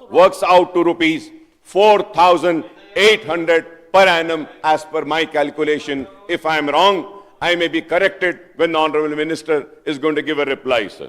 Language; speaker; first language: English; non-native, local second language; Urdu